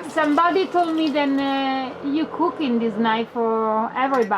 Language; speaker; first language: English; non-native, learner; Spanish